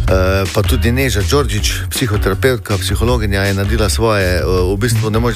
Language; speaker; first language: Slovenian; native; Slovenian